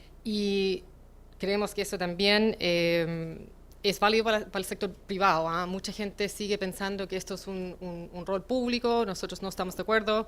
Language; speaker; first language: Spanish; native; Spanish